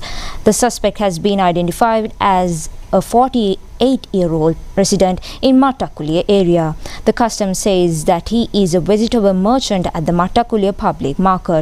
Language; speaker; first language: English; non-native, local second language; Sinhala